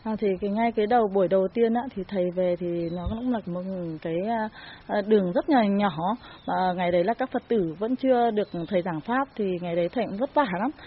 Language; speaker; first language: Vietnamese; native; Vietnamese